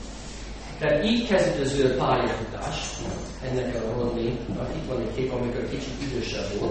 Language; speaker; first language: Hungarian; non-native, fluent; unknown